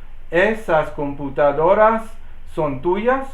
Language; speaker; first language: Spanish; non-native, learner; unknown